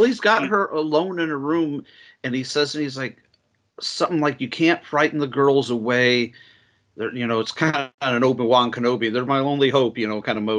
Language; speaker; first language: English; native; English